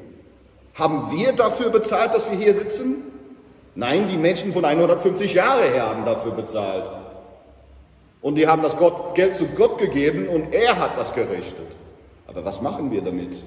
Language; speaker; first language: German; non-native, fluent; English